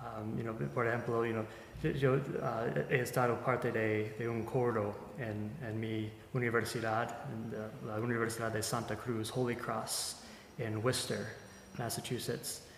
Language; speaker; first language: Spanish; non-native, fluent; English